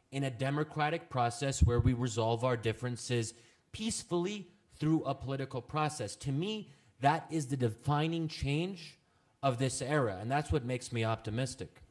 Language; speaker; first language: English; native; English